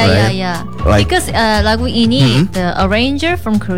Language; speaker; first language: English; non-native, learner; Korean